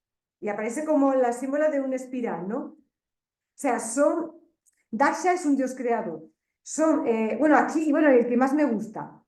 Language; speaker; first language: Spanish; native; Spanish